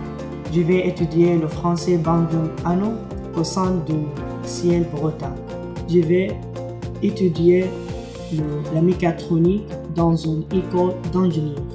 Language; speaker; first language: French; non-native, learner; Arabic